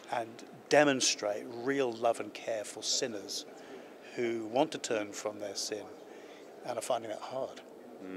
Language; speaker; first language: English; native; English